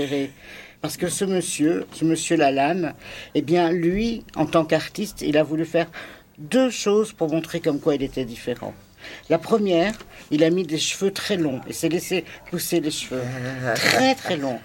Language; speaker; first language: French; native; French